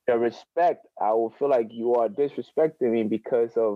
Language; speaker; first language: English; non-native, local second language; Akan